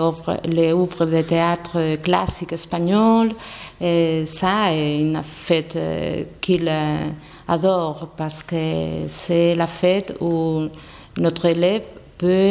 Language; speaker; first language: French; non-native, learner; Spanish